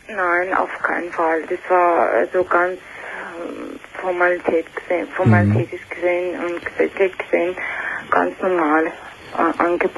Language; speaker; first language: German; non-native, learner; Russian